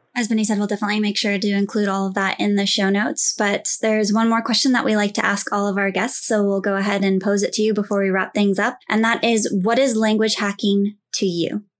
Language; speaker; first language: English; native; English